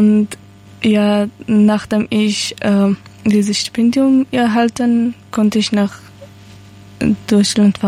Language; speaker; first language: German; non-native, learner; Persian